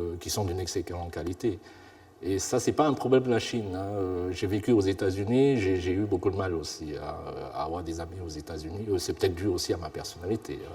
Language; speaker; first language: French; early bilingual, other home language; Chinese